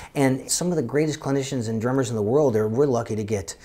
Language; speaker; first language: English; native; English